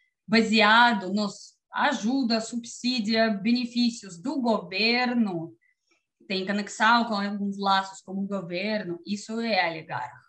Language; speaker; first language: Portuguese; non-native, learner; Russian